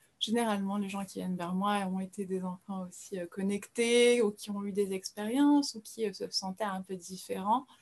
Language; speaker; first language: French; early bilingual, other home language; Portuguese